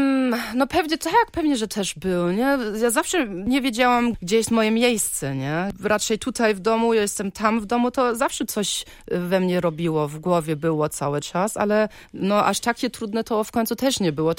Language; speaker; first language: Polish; early bilingual, heritage; Polish